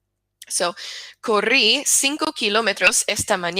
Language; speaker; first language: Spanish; non-native, fluent; English